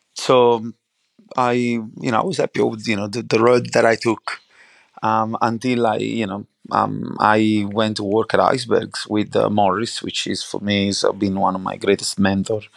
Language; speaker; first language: English; non-native, fluent; Italian